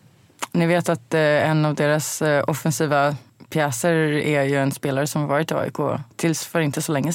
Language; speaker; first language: Swedish; native; Swedish